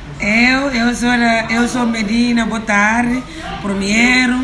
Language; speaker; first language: Portuguese; non-native, learner; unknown